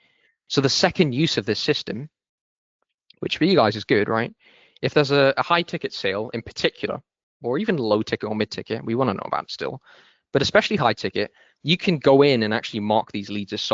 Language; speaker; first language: English; native; English